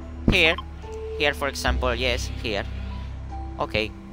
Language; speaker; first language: English; non-native, learner; Spanish